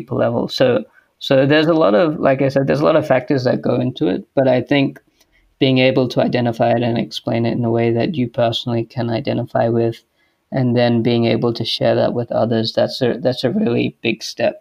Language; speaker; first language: English; native; English